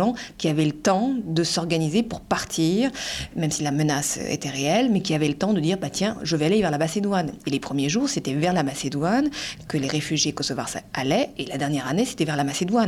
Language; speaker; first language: French; native; French